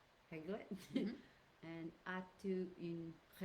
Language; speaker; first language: French; non-native, learner; English